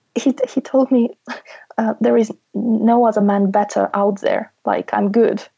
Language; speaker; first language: English; non-native, fluent; Russian